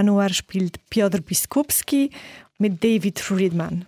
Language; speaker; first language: German; non-native, fluent; Polish